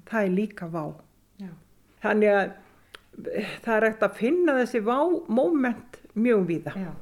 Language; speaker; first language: Icelandic; native; Icelandic